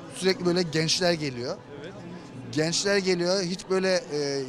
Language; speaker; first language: Turkish; native; Turkish